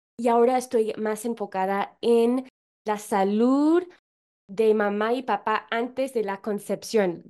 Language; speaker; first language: Spanish; non-native, fluent; English